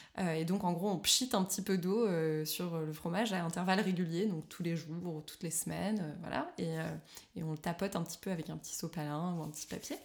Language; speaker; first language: French; native; French